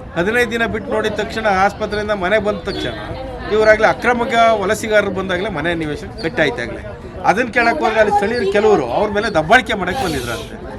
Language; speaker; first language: Kannada; native; Kannada